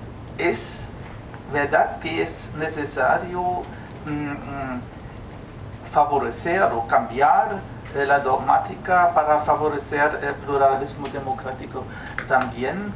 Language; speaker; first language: Spanish; non-native, fluent; German